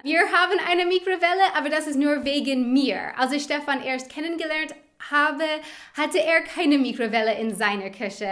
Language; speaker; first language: German; non-native, fluent; English